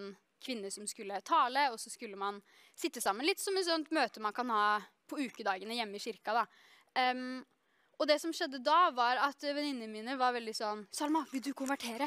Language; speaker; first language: Norwegian; native; Norwegian